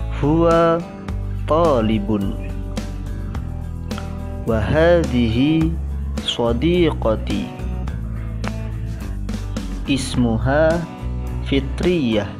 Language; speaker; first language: Arabic; non-native, learner; Indonesian